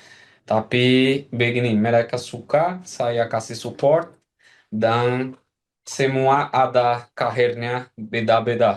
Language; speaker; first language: Indonesian; non-native, fluent; Portuguese